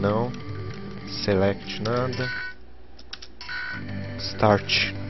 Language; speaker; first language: Portuguese; native; Portuguese